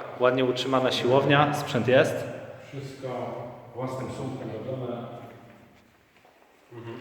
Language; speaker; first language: Polish; native; Polish